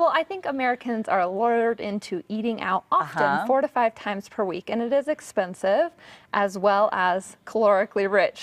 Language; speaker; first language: English; native; English